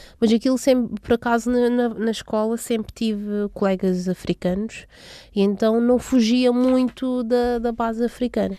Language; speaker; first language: Portuguese; native; Portuguese